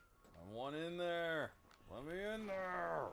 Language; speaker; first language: English; native; English